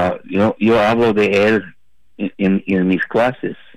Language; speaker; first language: Spanish; early bilingual, heritage; Spanish